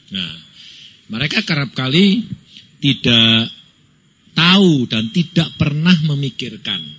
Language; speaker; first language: Indonesian; native; Indonesian